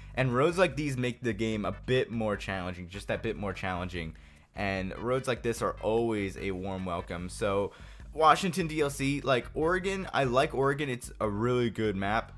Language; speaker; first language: English; native; English